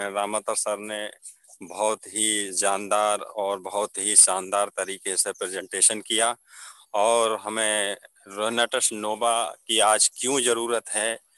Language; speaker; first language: Hindi; native; Hindi